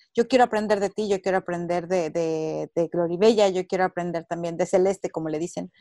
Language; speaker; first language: Spanish; native; Spanish